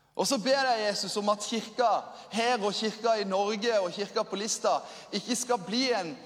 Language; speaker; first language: Norwegian; native; Norwegian